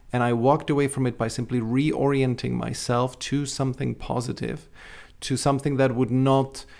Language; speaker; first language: English; non-native, fluent; Czech